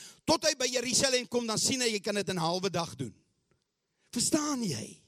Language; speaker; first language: Afrikaans; early bilingual, heritage; Afrikaans